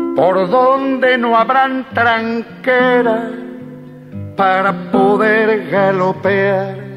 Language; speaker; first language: Spanish; native; Spanish